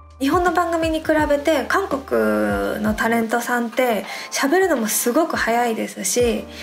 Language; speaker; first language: Japanese; native; Japanese